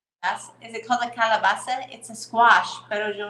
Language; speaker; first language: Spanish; non-native, fluent; English